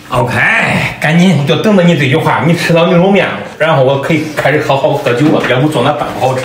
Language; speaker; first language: Chinese; native; Chinese